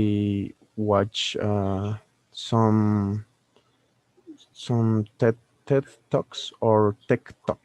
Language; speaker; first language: English; non-native, learner; Spanish